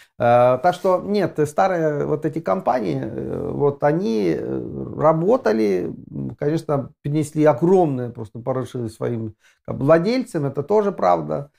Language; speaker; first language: Russian; non-native, fluent; Estonian